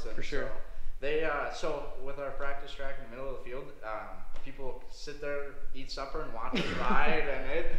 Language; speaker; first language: English; native; English